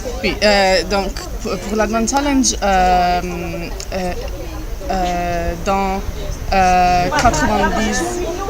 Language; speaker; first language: French; non-native, learner; Italian